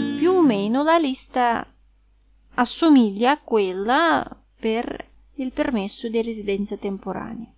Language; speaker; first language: Italian; non-native, fluent; Russian